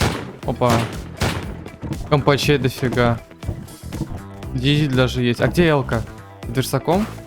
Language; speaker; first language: Russian; native; Russian